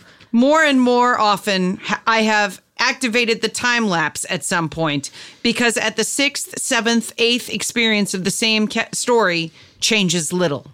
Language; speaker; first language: English; native; English